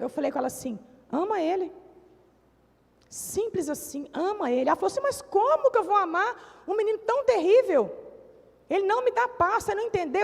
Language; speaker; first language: Portuguese; native; Portuguese